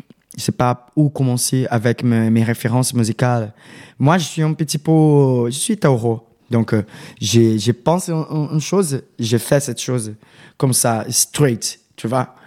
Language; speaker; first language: French; non-native, learner; Portuguese